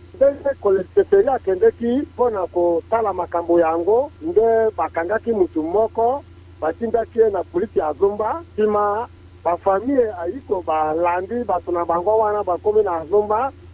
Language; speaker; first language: Lingala; non-native, local second language; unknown